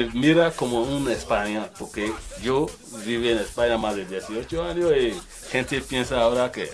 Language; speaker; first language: Spanish; non-native, learner; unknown